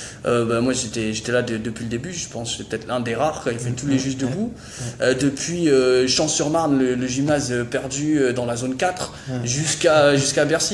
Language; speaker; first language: French; native; French